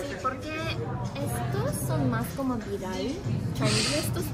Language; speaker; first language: Spanish; non-native, learner; Korean